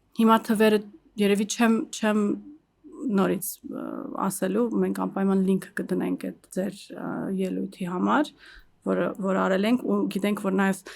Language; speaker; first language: Armenian; early bilingual, heritage; Armenian